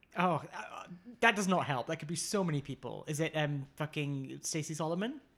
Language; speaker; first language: English; native; English